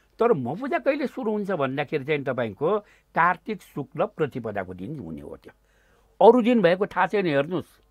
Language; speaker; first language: Nepali; non-native, local second language; Newari